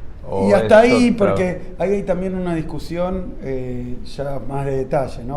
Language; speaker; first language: Spanish; native; Spanish